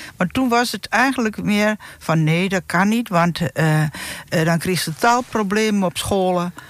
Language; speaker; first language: Dutch; non-native, local second language; Low German